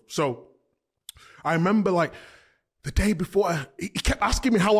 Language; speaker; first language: English; native; English